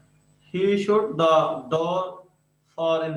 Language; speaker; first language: English; non-native, learner; Urdu